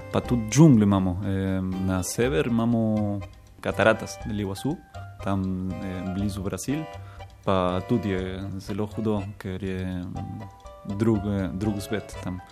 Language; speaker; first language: Slovenian; non-native, learner; Spanish